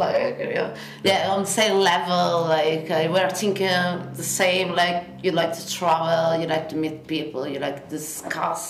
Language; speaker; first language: English; non-native, fluent; Italian